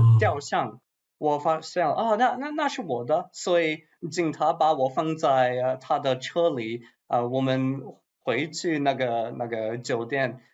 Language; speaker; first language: Chinese; non-native, fluent; English